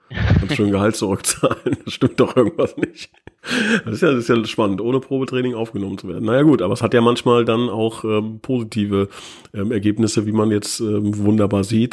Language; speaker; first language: German; native; German